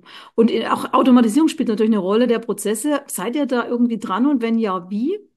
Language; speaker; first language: German; native; German